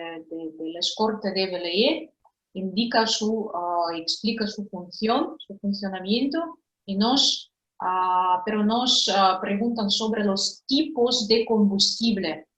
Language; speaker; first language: Spanish; non-native, fluent; Russian